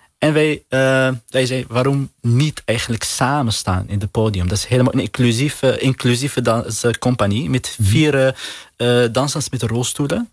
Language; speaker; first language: Dutch; non-native, learner; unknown